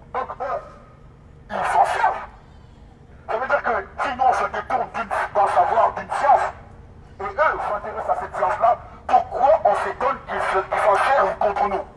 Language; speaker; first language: French; native; French